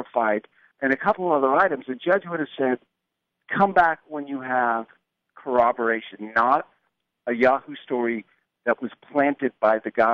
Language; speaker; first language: English; native; English